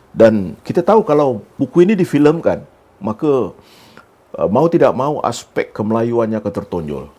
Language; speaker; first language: Malay; native; Malay